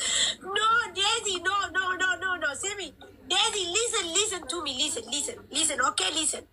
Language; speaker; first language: English; non-native, learner; Amharic